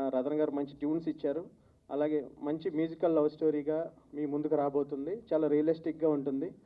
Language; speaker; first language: Telugu; native; Telugu